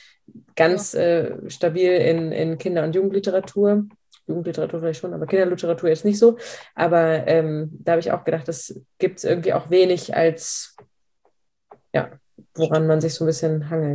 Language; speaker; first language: German; native; German